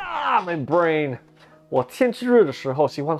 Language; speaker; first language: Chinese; non-native, learner; English